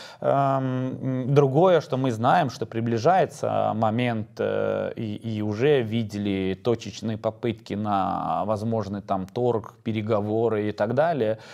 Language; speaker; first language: Russian; non-native, fluent; Lithuanian